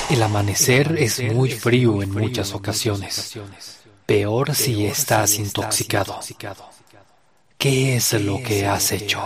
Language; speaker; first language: Spanish; native; Spanish